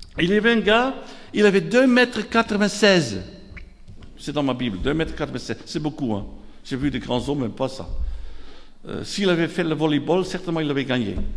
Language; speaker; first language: French; non-native, fluent; Dutch